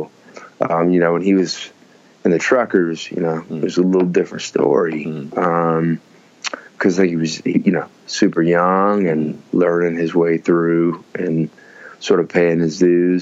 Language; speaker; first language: English; native; English